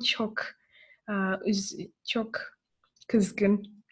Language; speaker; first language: Turkish; non-native, learner; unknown